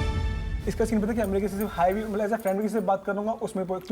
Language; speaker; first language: Hindi; native; Hindi